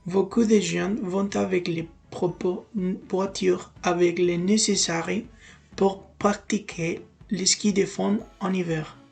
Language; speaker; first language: French; non-native, learner; Spanish